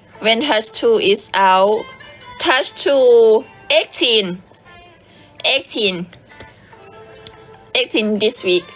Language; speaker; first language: English; non-native, learner; Thai